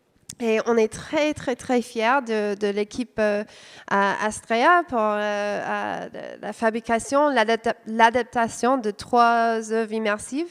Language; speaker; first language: French; non-native, fluent; English